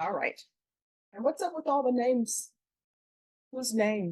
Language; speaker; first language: English; native; English